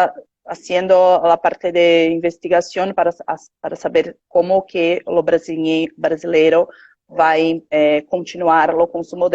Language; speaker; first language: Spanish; non-native, learner; Portuguese